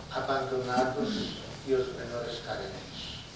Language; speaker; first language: Portuguese; non-native, fluent; Yiddish